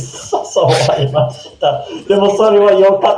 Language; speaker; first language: Japanese; non-native, fluent; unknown